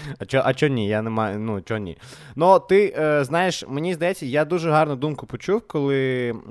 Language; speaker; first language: Ukrainian; non-native, local second language; Russian